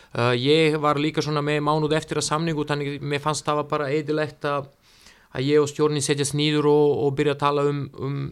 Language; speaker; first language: Icelandic; non-native, fluent; Serbian